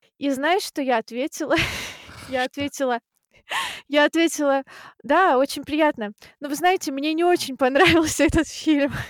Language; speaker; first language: Russian; native; Russian